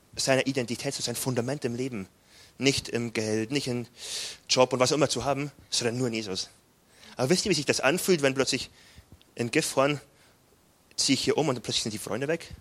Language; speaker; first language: German; native; German